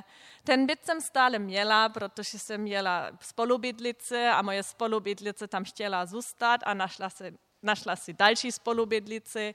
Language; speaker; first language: Czech; non-native, fluent; German